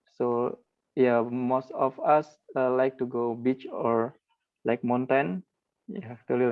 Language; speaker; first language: English; non-native, learner; Indonesian